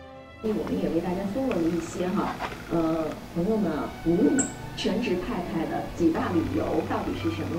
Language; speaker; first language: Chinese; native; Chinese